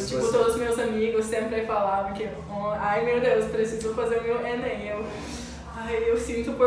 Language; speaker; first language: Portuguese; non-native, learner; English